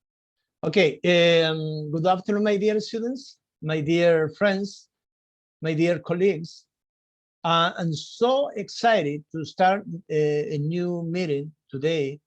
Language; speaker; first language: English; non-native, fluent; Spanish